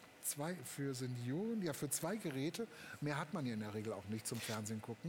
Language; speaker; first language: German; native; German